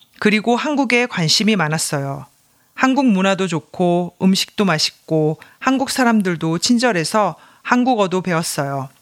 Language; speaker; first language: Korean; non-native, learner; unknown